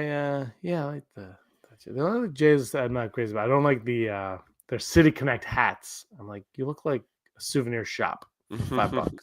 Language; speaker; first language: English; native; English